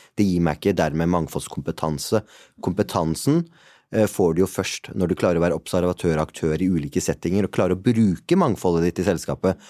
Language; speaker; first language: Norwegian; early bilingual, other home language; Punjabi